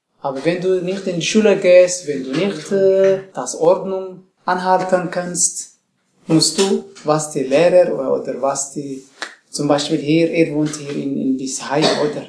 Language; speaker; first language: German; non-native, learner; Tigrinya